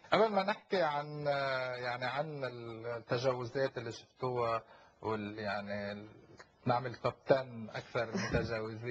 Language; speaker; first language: Arabic; native; Arabic